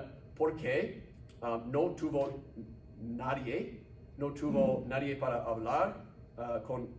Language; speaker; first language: Spanish; non-native, fluent; English